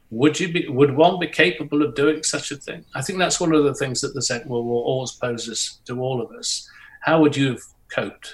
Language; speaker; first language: English; native; English